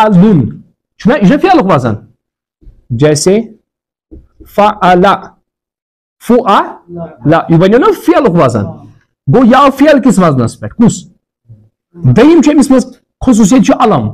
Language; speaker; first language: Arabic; non-native, fluent; Kashmiri